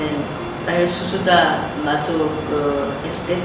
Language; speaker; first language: Indonesian; non-native, learner; Korean